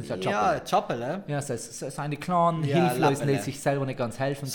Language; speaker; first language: German; native; German